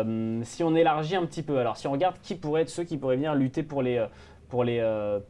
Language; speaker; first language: French; native; French